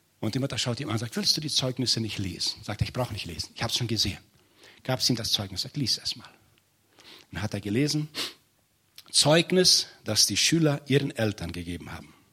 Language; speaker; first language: German; non-native, fluent; Portuguese